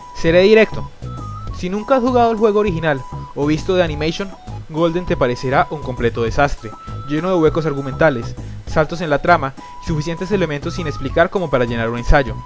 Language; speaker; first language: Spanish; native; Spanish